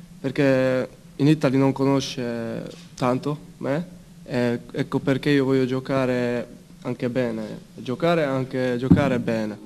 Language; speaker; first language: Italian; non-native, learner; Hungarian